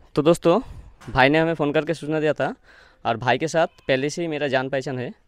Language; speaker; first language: Hindi; non-native, local second language; Bangla